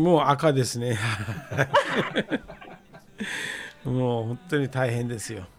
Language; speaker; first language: Japanese; non-native, fluent; Persian